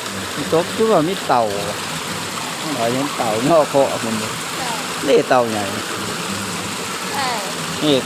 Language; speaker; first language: Thai; non-native, local second language; Northeastern Thai